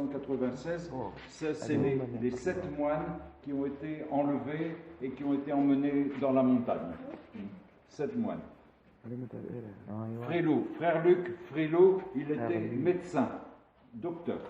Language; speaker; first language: French; non-native, local second language; Arabic